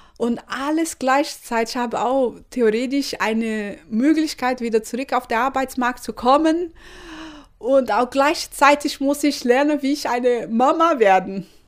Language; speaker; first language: German; non-native, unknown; Portuguese